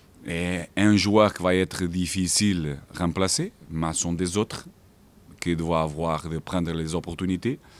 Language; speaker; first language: French; non-native, fluent; Portuguese